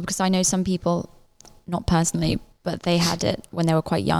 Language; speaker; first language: English; native; English